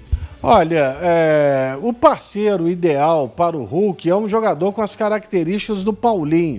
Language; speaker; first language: Portuguese; native; Portuguese